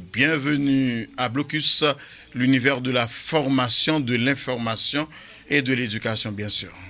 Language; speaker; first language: French; non-native, local second language; Haitian Creole